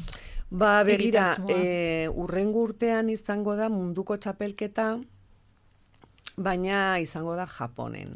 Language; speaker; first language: Basque; non-native, local second language; Spanish